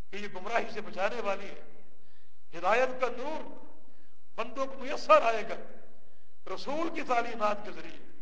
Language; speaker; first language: Urdu; native; Urdu